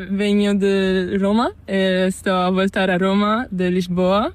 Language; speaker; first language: Spanish; non-native, learner; Italian